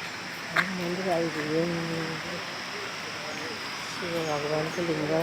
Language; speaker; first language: Nepali; native; Nepali